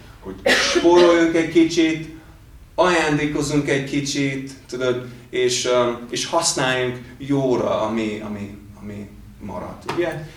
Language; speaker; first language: Hungarian; non-native, fluent; English